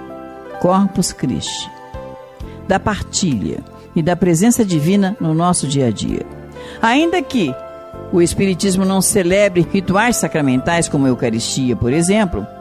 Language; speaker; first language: Portuguese; native; Portuguese